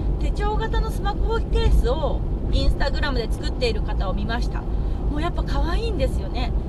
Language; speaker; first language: Japanese; native; Japanese